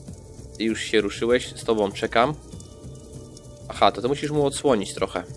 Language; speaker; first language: Polish; native; Polish